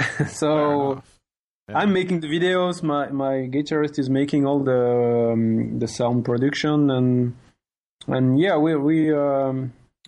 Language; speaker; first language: English; non-native, fluent; French